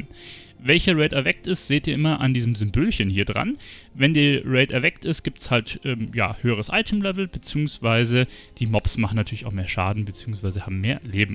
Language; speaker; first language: German; native; German